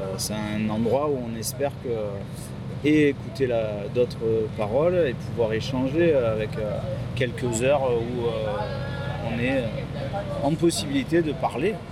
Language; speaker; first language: French; native; French